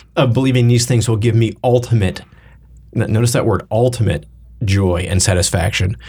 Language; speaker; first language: English; native; English